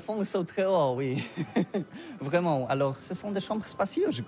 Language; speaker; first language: French; non-native, learner; Polish